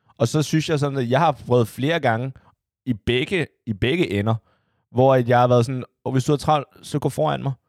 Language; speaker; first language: Danish; early bilingual, other home language; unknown